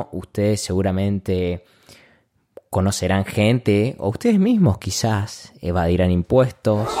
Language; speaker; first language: Spanish; native; Spanish